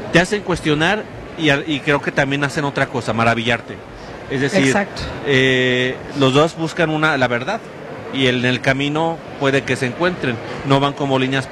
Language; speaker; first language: Spanish; native; Spanish